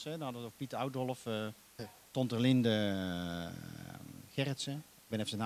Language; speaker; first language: Dutch; native; Dutch